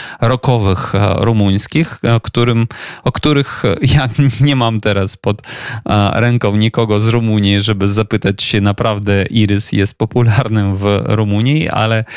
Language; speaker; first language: Polish; non-native, fluent; Ukrainian